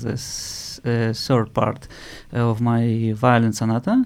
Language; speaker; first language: English; non-native, learner; Russian